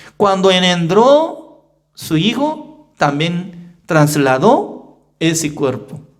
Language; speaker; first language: Spanish; non-native, fluent; Korean